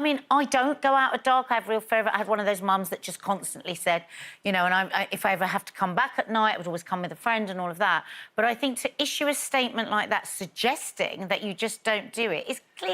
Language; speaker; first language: English; native; English